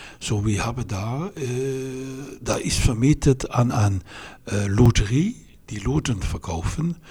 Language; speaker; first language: German; non-native, fluent; Dutch